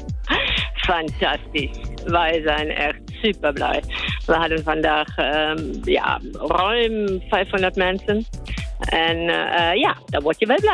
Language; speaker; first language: Dutch; non-native, fluent; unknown